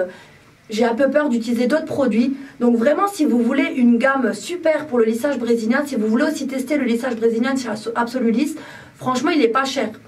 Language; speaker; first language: French; native; French